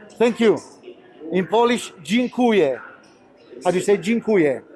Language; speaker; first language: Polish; non-native, learner; Italian